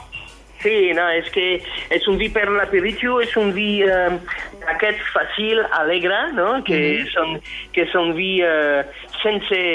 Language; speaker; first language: Catalan; non-native, fluent; French